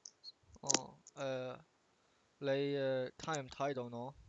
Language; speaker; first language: Cantonese; non-native, learner; English